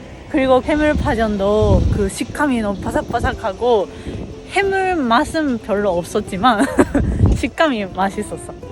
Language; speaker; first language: Korean; non-native, fluent; Japanese